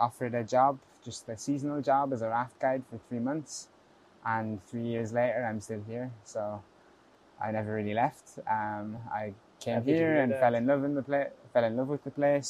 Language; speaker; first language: English; native; English